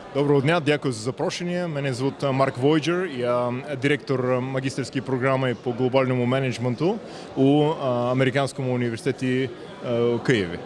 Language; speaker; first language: Ukrainian; non-native, fluent; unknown